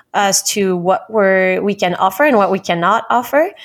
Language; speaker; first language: English; non-native, fluent; French